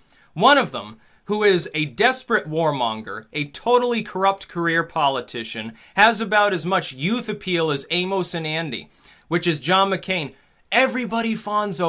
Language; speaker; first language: English; native; English